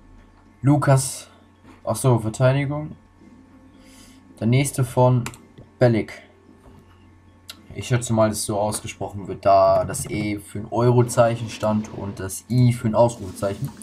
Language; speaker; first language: German; native; German